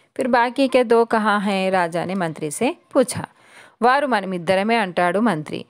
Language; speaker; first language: Hindi; non-native, local second language; Telugu